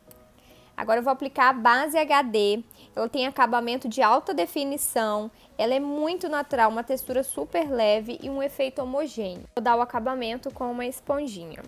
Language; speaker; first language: Portuguese; native; Portuguese